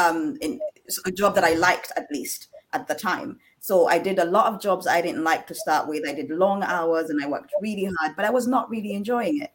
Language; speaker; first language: English; non-native, local second language; Ganda